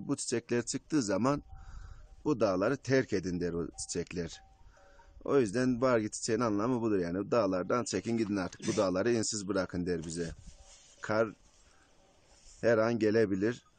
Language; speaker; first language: Turkish; native; Turkish